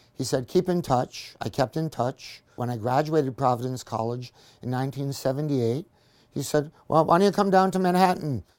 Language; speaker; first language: English; native; English